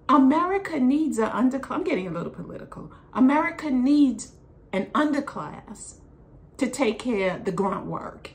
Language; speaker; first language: English; native; English